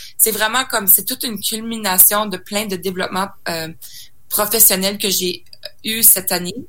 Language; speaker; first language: French; native; French